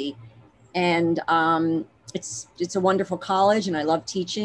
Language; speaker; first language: English; native; English